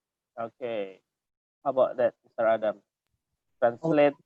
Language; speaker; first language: English; non-native, learner; Indonesian